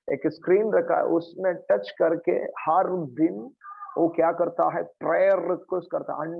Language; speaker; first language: Hindi; non-native, local second language; Malayalam